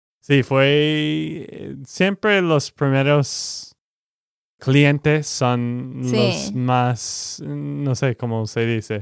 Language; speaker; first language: Spanish; non-native, learner; English